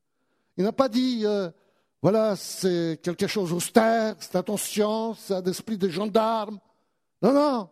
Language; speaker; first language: French; native; French